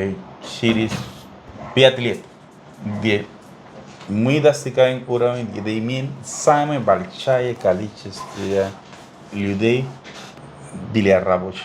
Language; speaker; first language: Russian; non-native, fluent; Spanish